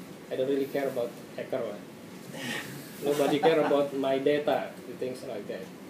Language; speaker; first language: English; non-native, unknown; Indonesian